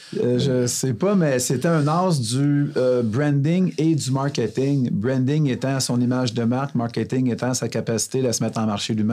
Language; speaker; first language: French; native; French